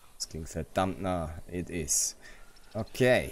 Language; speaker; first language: German; native; German